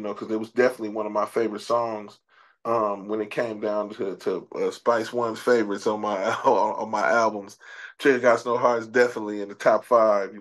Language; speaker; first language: English; native; English